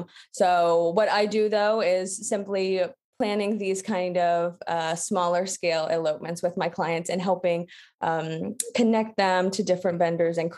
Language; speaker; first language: English; native; English